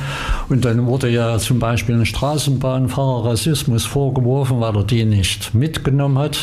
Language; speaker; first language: German; native; German